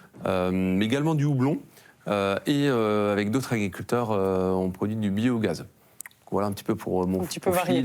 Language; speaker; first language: French; native; French